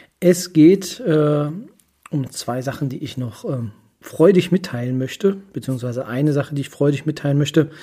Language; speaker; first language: German; native; German